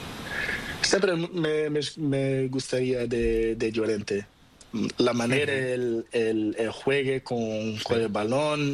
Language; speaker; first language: Spanish; non-native, learner; Portuguese